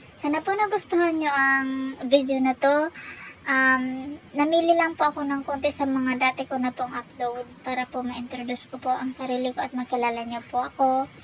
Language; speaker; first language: Filipino; non-native, local second language; Bikol